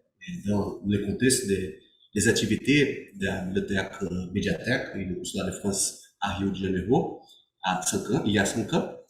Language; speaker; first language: French; non-native, learner; Portuguese